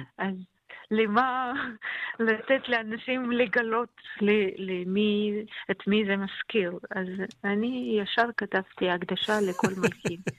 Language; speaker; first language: Hebrew; non-native, fluent; Russian